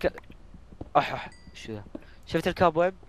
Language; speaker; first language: Arabic; native; Arabic